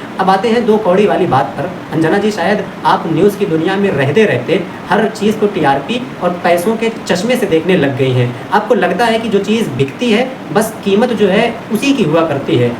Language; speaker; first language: Hindi; native; Hindi